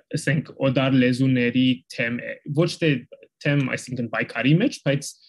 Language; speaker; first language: Armenian; early bilingual, heritage; Armenian